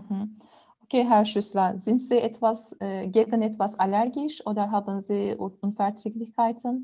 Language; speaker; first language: German; non-native, learner; Turkish